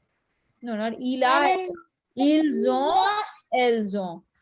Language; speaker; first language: French; non-native, fluent; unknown